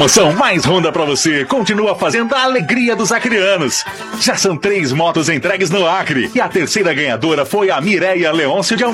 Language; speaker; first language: Portuguese; native; Portuguese